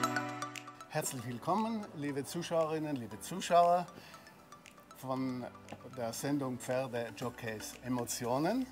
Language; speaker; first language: German; native; German